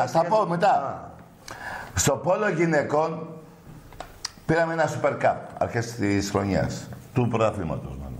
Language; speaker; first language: Greek; native; Greek